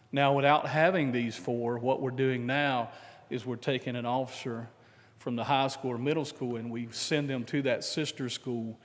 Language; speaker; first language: English; native; English